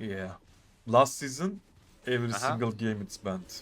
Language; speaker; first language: English; non-native, learner; Turkish